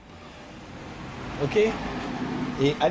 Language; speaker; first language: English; non-native, learner; French